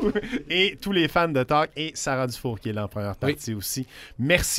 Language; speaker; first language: French; native; French